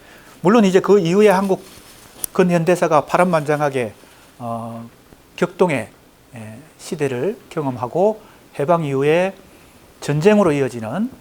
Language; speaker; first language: Korean; native; Korean